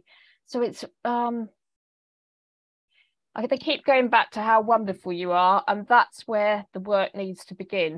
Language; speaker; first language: English; native; English